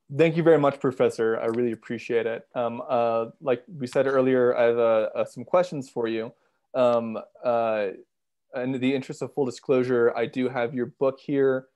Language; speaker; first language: English; native; English